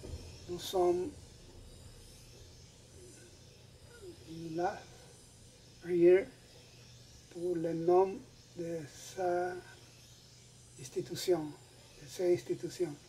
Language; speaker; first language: French; non-native, learner; Spanish